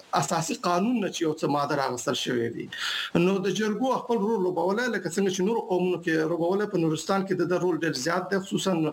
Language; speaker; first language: Pashto; non-native, local second language; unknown